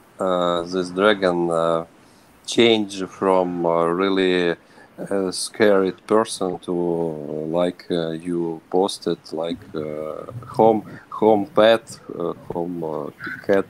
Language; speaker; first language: English; non-native, learner; Ukrainian